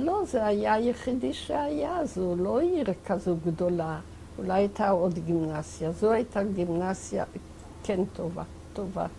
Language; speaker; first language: Hebrew; non-native, fluent; Yiddish